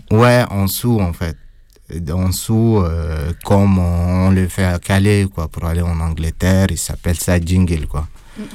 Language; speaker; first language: French; non-native, fluent; Arabic